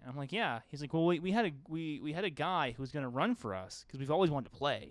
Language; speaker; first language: English; native; English